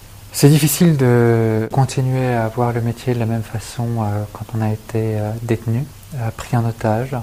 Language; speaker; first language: French; native; French